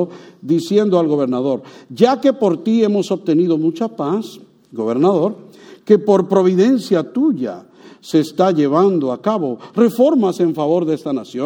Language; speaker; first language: Spanish; native; Spanish